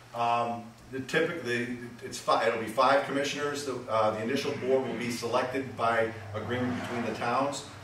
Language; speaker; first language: English; native; English